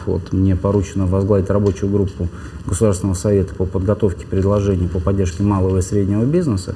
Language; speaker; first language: Russian; native; Russian